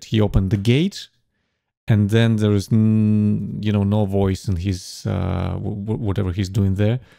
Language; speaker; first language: English; non-native, fluent; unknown